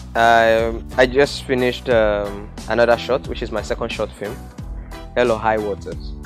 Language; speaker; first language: English; non-native, local second language; Yoruba